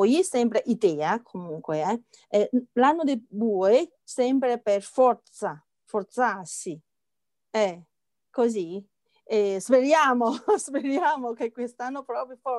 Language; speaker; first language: Italian; non-native, learner; Chinese